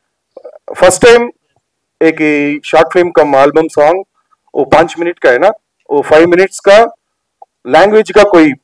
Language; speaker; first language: Hindi; non-native, local second language; Telugu